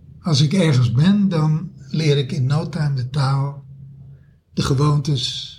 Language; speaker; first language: Dutch; early bilingual, other home language; German